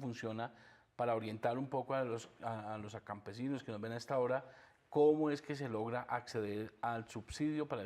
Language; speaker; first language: Spanish; native; Spanish